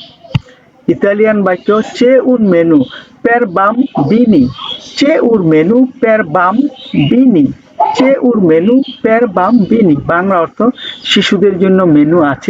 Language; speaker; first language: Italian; non-native, learner; Bangla